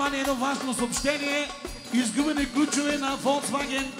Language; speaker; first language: Bulgarian; non-native, local second language; Turkish